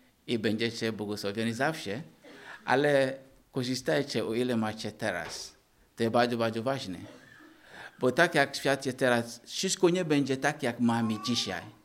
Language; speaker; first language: Polish; non-native, learner; Ukrainian